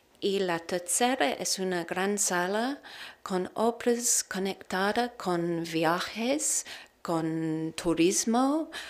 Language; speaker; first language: Spanish; non-native, learner; English